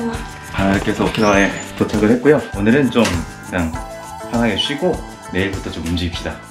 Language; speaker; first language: Korean; native; Korean